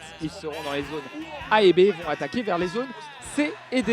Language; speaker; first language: French; native; French